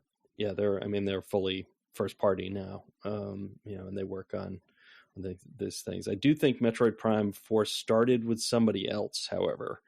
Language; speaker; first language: English; native; English